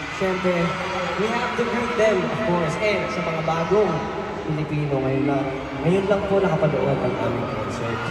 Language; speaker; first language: Filipino; native; Filipino